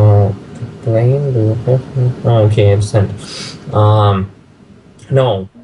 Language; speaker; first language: English; non-native, learner; Russian